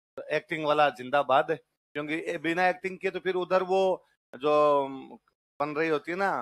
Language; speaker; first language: Hindi; native; Hindi